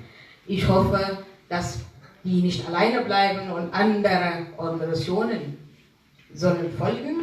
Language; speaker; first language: German; non-native, fluent; Arabic